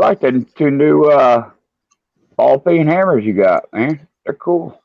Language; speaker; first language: English; native; English